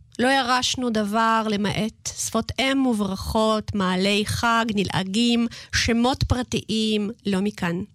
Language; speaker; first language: Hebrew; non-native, fluent; Russian